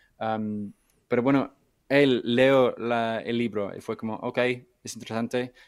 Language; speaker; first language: Spanish; non-native, fluent; English